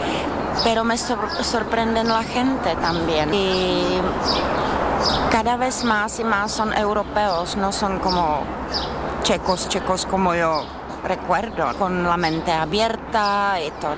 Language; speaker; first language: Spanish; non-native, learner; Czech